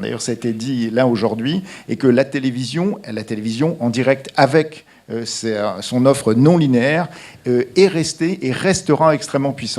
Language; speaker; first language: French; native; French